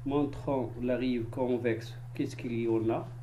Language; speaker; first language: French; non-native, local second language; Arabic